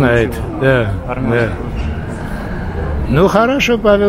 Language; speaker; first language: Russian; non-native, fluent; Armenian